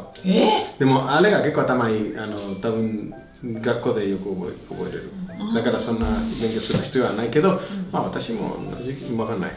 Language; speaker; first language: Japanese; non-native, fluent; Spanish